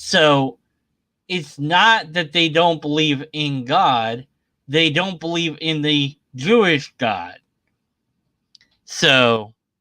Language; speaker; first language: English; native; English